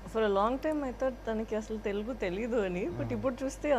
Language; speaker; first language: Telugu; non-native, fluent; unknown